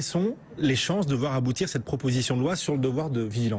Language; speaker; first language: French; native; French